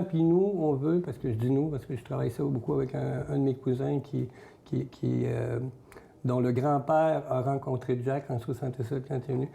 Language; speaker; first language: French; native; French